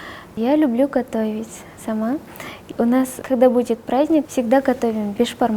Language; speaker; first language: Russian; non-native, local second language; Kazakh